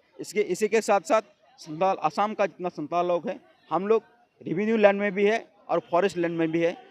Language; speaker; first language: Hindi; non-native, local second language; Santali